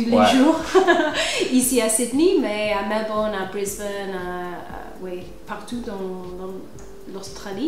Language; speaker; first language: French; non-native, fluent; English